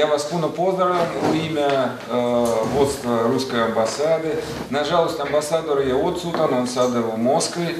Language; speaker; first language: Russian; non-native, learner; Serbian